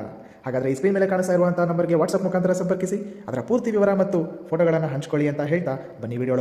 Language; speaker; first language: Kannada; native; Kannada